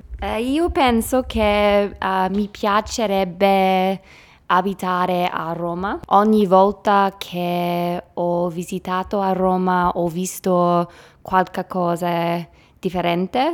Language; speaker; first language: Italian; non-native, learner; English